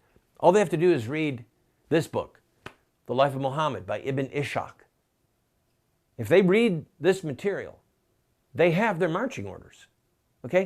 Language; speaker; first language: English; native; English